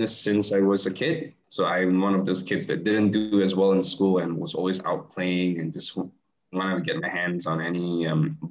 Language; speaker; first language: English; non-native, local second language; Chinese